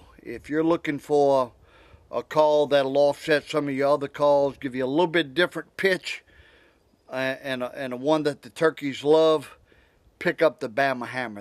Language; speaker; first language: English; native; English